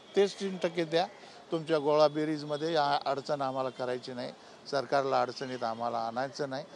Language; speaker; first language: Marathi; non-native, local second language; Lambadi